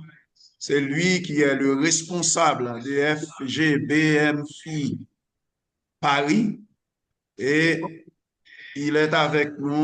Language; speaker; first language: French; non-native, local second language; Haitian Creole